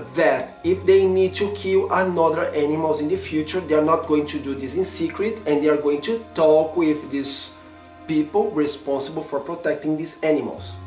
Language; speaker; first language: English; non-native, fluent; Portuguese